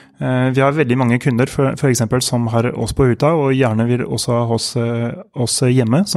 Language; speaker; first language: Norwegian; non-native, fluent; French